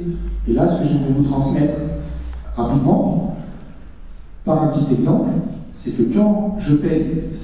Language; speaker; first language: French; native; French